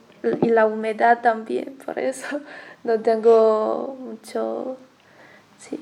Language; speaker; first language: Spanish; non-native, learner; Chinese